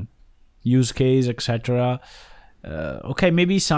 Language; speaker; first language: English; non-native, fluent; Italian